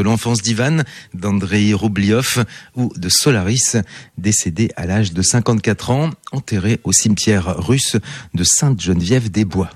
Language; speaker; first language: French; native; French